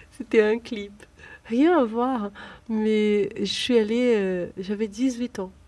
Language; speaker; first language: French; non-native, fluent; Portuguese